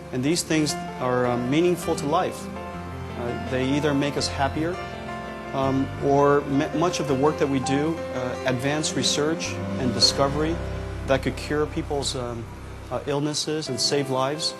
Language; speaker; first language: English; early bilingual, other home language; Chinese